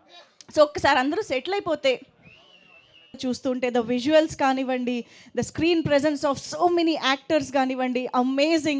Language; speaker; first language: Telugu; native; Telugu